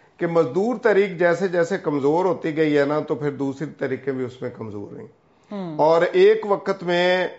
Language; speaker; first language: Urdu; non-native, local second language; Punjabi